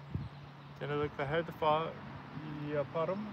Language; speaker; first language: Turkish; non-native, learner; English